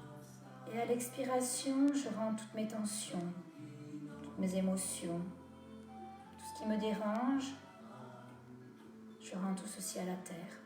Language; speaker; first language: French; native; French